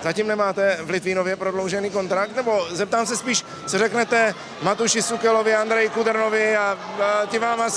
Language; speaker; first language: Czech; native; Czech